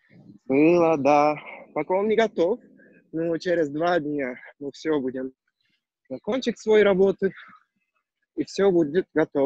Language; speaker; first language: Russian; non-native, learner; Turkish